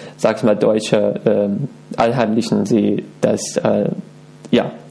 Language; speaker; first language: German; non-native, fluent; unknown